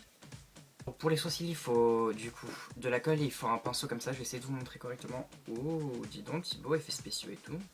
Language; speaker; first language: French; native; French